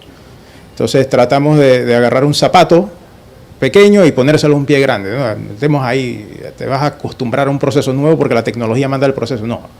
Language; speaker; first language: Spanish; native; Spanish